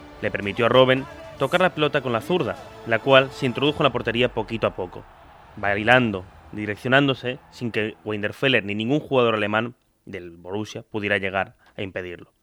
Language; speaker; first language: Spanish; native; Spanish